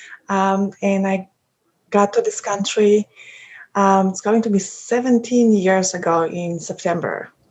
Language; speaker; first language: English; non-native, fluent; Polish